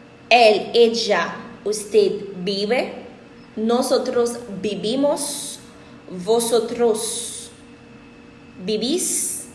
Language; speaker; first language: Spanish; non-native, learner; Haitian Creole